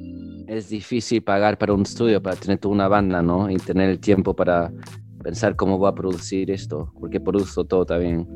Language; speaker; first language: Spanish; early bilingual, heritage; English